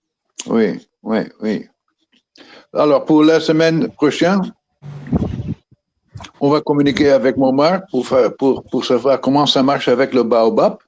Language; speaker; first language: French; non-native, fluent; Dutch